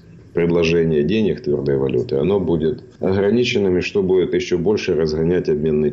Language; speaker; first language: Russian; native; Russian